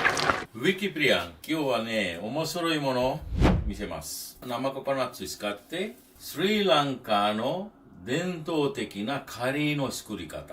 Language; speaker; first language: Japanese; non-native, fluent; Sinhala